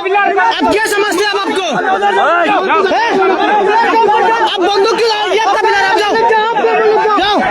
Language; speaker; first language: Hindi; non-native, learner; Bangla